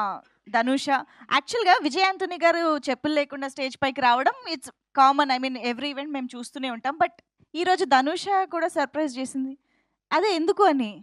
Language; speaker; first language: Telugu; native; Telugu